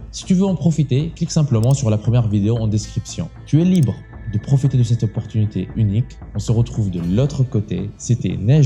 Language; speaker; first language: French; native; French